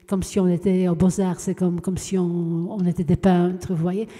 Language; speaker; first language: French; non-native, fluent; Polish